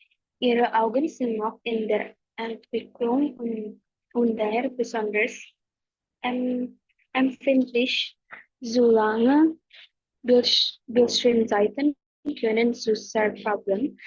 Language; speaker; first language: German; non-native, learner; Indonesian